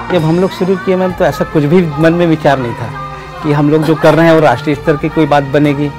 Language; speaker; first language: Hindi; native; Hindi